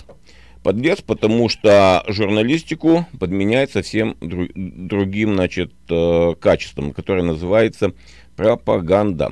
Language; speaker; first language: Russian; native; Russian